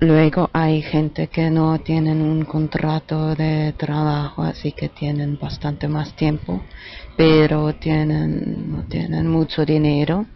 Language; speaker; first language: Spanish; non-native, fluent; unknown